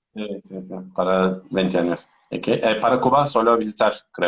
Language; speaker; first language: Spanish; non-native, learner; Turkish